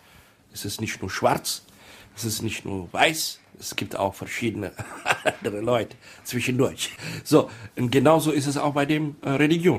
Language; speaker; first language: German; non-native, fluent; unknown